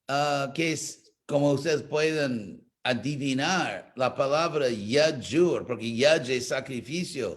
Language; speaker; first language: Spanish; non-native, fluent; English